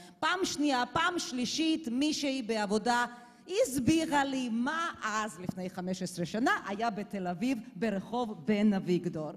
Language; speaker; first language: Hebrew; non-native, fluent; Georgian